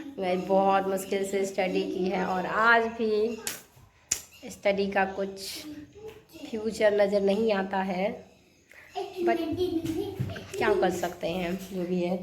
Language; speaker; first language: Hindi; native; Hindi